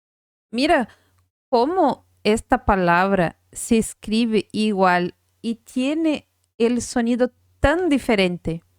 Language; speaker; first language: Spanish; non-native, fluent; Portuguese